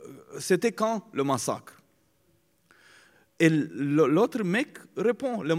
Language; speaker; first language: French; non-native, fluent; Romanian